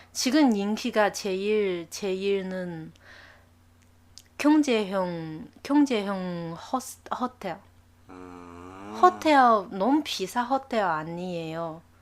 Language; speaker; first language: Korean; non-native, learner; Chinese